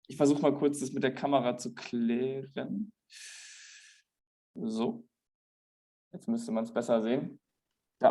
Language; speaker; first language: German; native; German